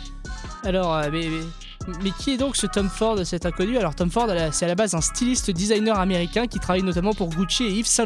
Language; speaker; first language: French; native; French